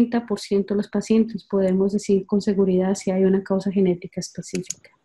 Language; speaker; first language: Spanish; native; Spanish